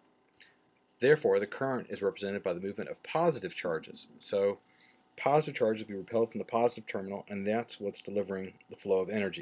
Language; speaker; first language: English; native; English